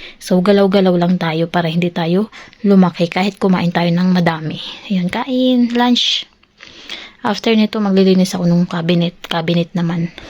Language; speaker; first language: Filipino; native; Filipino